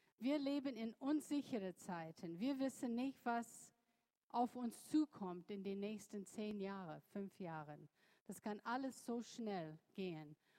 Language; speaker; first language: German; non-native, fluent; English